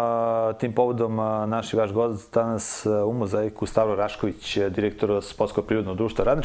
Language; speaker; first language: Serbian; native; Serbian